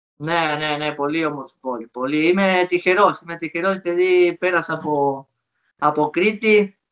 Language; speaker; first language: Greek; non-native, fluent; Spanish